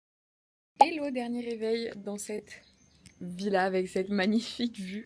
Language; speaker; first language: French; native; French